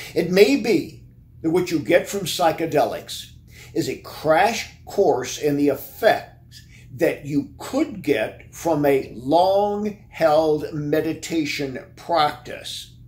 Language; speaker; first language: English; native; English